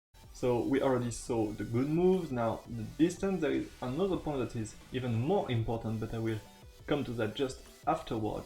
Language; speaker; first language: English; non-native, fluent; French